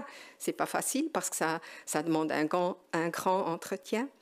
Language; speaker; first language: French; non-native, local second language; German